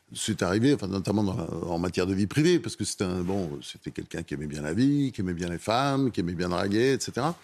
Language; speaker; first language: French; native; French